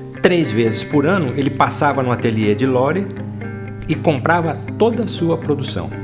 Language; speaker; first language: Portuguese; native; Portuguese